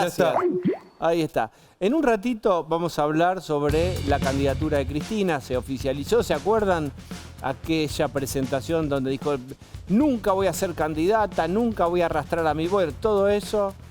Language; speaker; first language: Spanish; native; Spanish